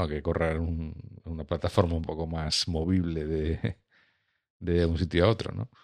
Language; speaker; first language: Spanish; native; Spanish